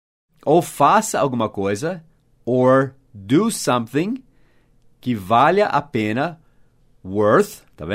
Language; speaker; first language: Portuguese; non-native, fluent; English